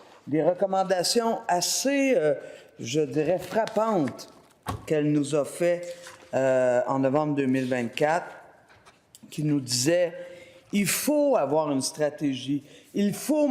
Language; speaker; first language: French; native; French